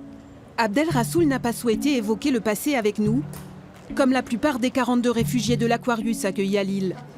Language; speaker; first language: French; native; French